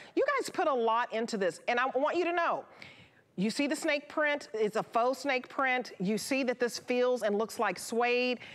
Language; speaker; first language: English; native; English